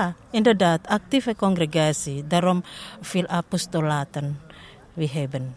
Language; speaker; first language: Dutch; non-native, learner; Indonesian